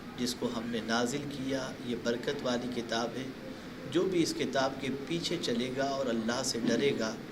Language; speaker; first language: Urdu; native; Urdu